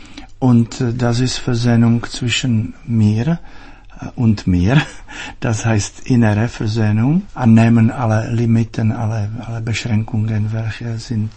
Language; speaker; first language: German; non-native, fluent; Czech